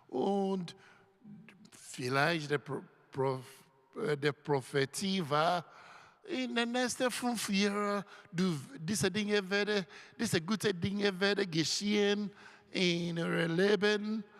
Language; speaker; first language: German; non-native, learner; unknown